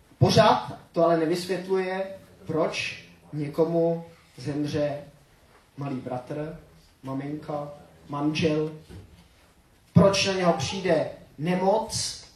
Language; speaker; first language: Czech; native; Czech